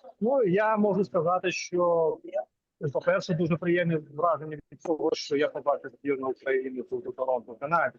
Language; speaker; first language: Ukrainian; non-native, local second language; Russian